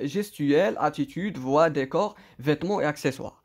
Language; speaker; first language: French; non-native, local second language; Arabic